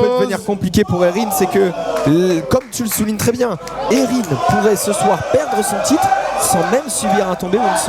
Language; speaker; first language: French; native; French